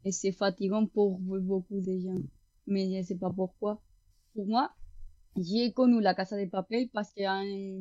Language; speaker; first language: French; non-native, fluent; Spanish